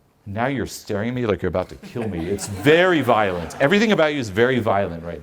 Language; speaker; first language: English; non-native, fluent; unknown